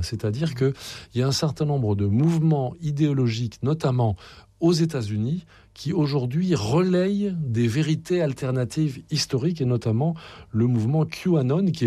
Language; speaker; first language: French; native; French